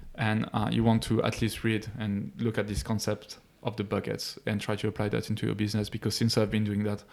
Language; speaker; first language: English; non-native, fluent; French